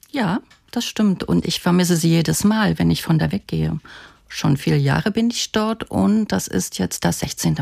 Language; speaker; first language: German; native; German